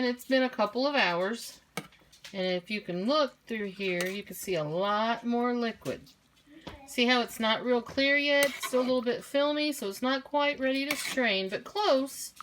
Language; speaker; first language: English; native; English